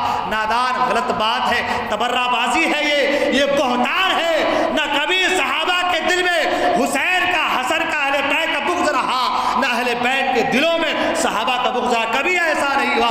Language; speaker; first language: Urdu; native; Urdu